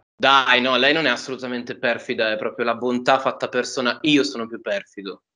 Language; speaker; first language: Italian; native; Italian